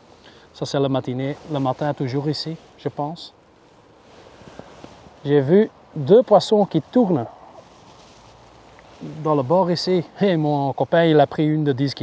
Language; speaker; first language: French; non-native, local second language; Dutch